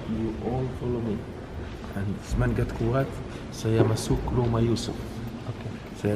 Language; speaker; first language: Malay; non-native, learner; Arabic